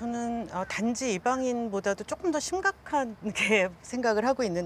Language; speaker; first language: Korean; native; Korean